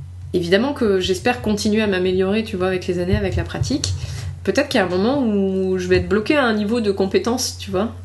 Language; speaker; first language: French; native; French